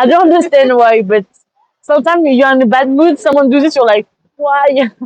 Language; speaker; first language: English; non-native, fluent; French